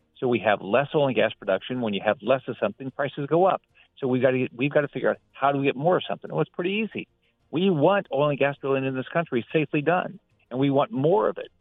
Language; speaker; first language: English; native; English